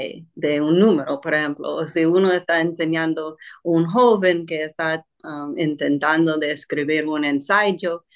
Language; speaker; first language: Spanish; non-native, fluent; English